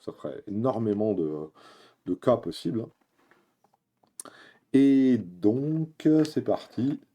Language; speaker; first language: French; native; French